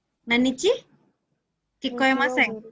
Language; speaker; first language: Japanese; non-native, fluent; Indonesian